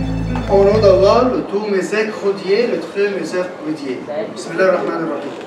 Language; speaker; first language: French; non-native, learner; Arabic